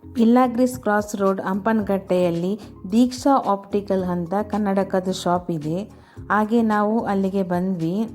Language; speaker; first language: Kannada; non-native, local second language; Tulu